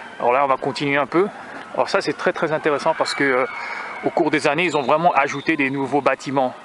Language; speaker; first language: French; native; French